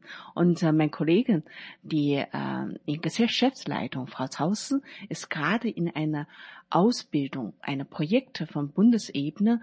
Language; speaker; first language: German; non-native, learner; Chinese